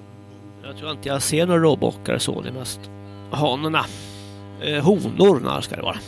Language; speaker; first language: Swedish; native; Swedish